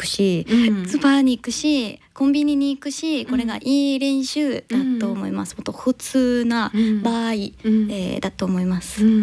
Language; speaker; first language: Japanese; non-native, learner; English